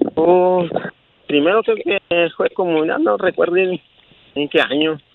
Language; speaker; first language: Spanish; non-native, local second language; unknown